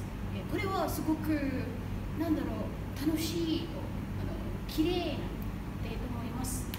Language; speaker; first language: Japanese; non-native, learner; Malay